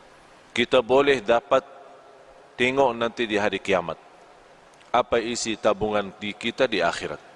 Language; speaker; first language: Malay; non-native, fluent; Arabic